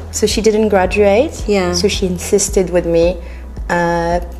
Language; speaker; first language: English; non-native, fluent; French